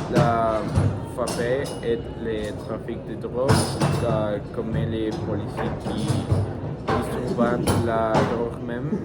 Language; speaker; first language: French; non-native, learner; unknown